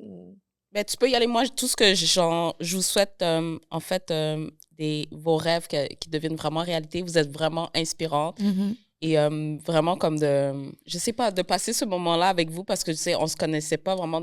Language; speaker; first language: French; native; French